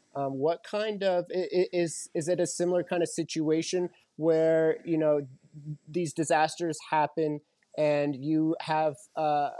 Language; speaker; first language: English; native; English